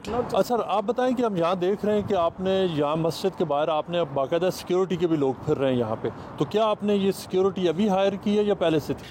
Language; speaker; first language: Urdu; native; Urdu